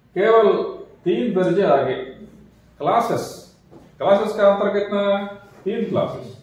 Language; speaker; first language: Hindi; non-native, local second language; Telugu